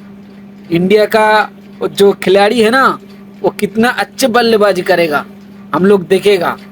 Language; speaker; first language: Hindi; non-native, local second language; Bangla